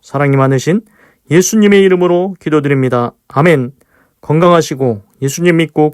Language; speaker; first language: Korean; native; Korean